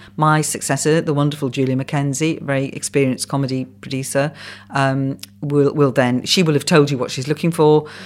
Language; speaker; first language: English; non-native, local second language; Welsh